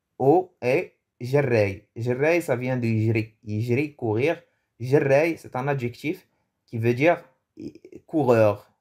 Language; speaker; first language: French; early bilingual, other home language; Arabic